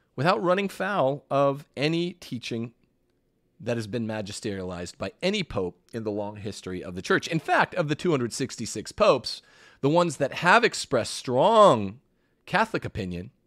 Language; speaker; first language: English; native; English